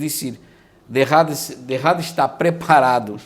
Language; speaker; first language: Spanish; non-native, fluent; Portuguese